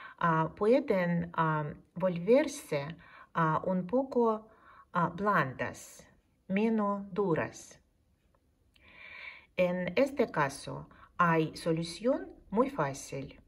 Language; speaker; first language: Spanish; non-native, fluent; Russian